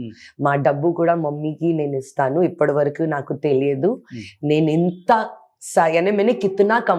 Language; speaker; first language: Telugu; non-native, fluent; Hindi